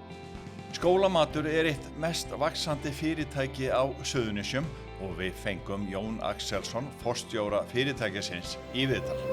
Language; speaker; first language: Icelandic; native; Icelandic